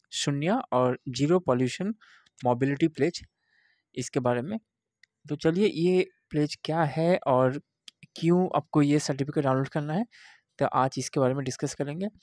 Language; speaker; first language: Hindi; non-native, local second language; Bangla